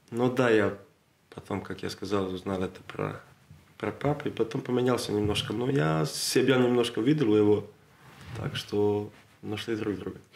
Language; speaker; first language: Russian; non-native, learner; Serbian